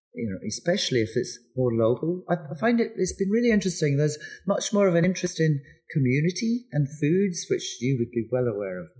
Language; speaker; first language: English; native; English